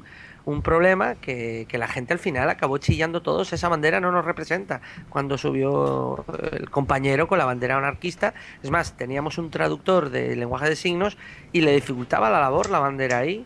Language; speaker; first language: Spanish; native; Spanish